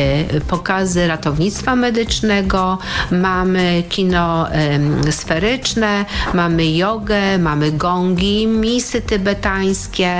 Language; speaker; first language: Polish; native; Polish